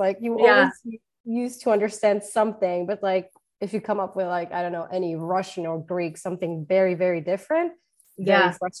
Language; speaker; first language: English; non-native, fluent; Portuguese